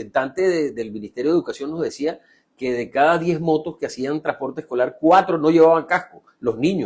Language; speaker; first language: Spanish; native; Spanish